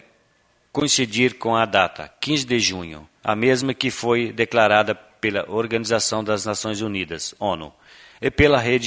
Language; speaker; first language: Portuguese; native; Portuguese